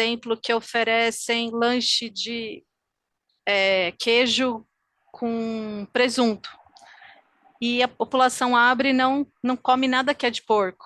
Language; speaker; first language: Portuguese; native; Portuguese